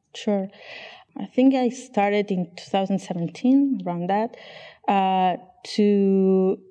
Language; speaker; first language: English; non-native, fluent; Catalan